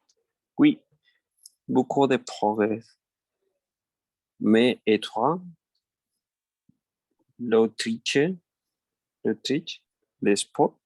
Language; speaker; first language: French; non-native, learner; Spanish